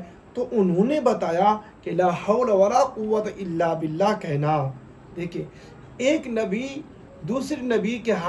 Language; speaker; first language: Urdu; native; Urdu